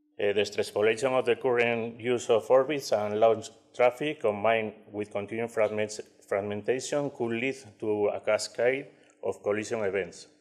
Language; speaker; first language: English; non-native, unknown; Spanish